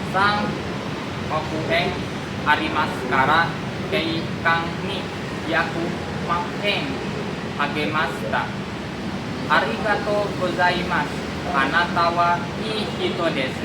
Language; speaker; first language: Japanese; non-native, learner; Indonesian